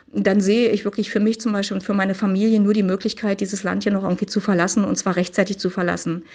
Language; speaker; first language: German; native; German